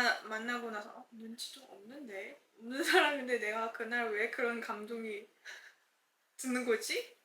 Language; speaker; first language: Korean; non-native, fluent; Chinese